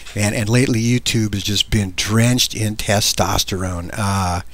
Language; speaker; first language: English; native; English